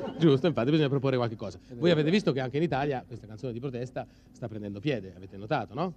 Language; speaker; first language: Italian; native; Italian